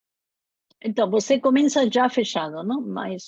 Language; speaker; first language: Portuguese; non-native, learner; Spanish